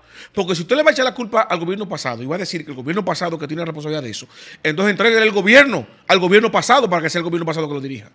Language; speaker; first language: Spanish; native; Spanish